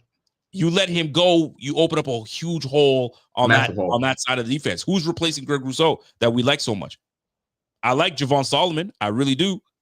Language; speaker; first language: English; native; English